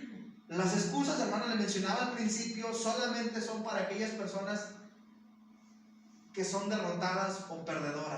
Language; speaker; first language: Spanish; native; Spanish